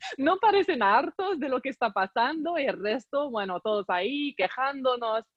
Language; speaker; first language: Spanish; non-native, fluent; Arabic